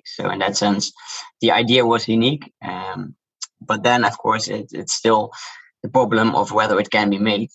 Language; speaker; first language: English; non-native, fluent; Dutch